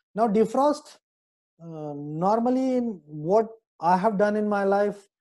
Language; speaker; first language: English; non-native, local second language; Hindi